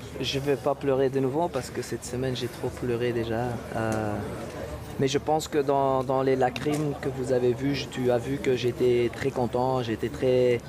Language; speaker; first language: French; non-native, local second language; Dutch